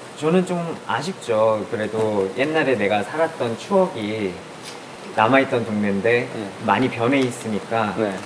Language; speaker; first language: Korean; native; Korean